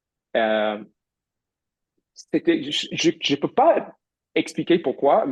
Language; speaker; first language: French; non-native, fluent; English